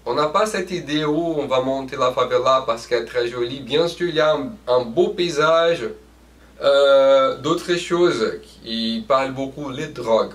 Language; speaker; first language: French; non-native, fluent; Portuguese